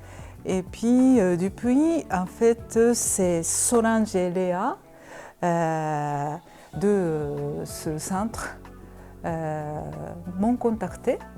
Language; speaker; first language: French; non-native, fluent; Japanese